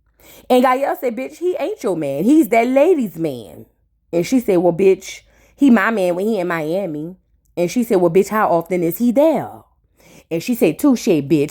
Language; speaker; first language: English; native; English